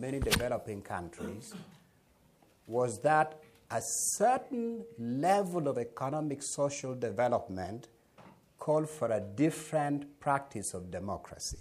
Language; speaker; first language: English; non-native, local second language; Acoli